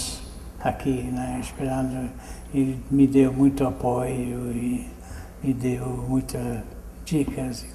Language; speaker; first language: Portuguese; non-native, fluent; English